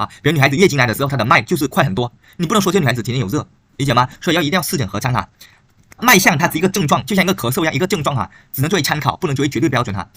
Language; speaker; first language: Chinese; native; Chinese